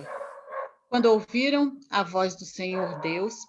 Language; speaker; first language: Portuguese; native; Portuguese